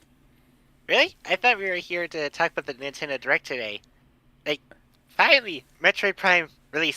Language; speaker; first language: English; native; English